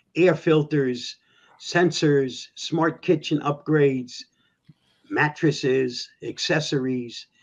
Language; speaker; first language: English; native; English